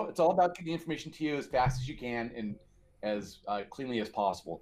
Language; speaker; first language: English; native; English